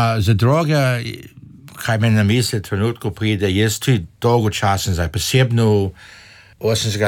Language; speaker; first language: Slovenian; early bilingual, heritage; Slovenian